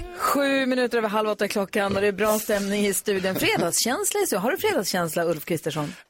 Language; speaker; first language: Swedish; native; Swedish